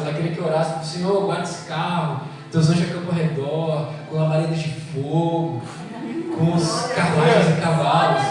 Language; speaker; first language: Portuguese; native; Portuguese